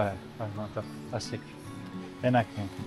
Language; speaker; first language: Indonesian; non-native, learner; French